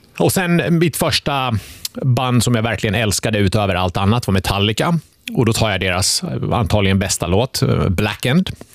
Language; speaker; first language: Swedish; early bilingual, other home language; Finnish